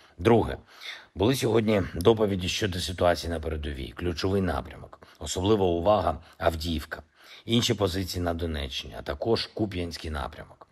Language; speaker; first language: Ukrainian; non-native, local second language; Russian